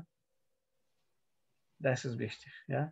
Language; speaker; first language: German; non-native, learner; Russian